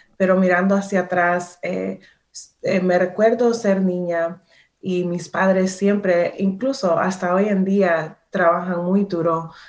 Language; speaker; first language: Spanish; early bilingual, heritage; Spanish